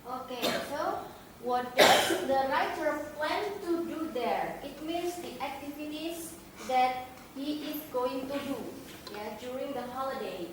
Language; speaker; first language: English; non-native, fluent; Indonesian